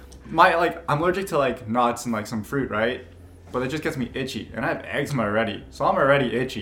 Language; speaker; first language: English; native; English